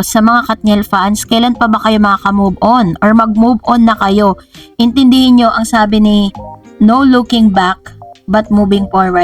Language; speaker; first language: Filipino; native; Filipino